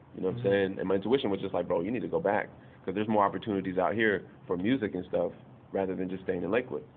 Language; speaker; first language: English; native; English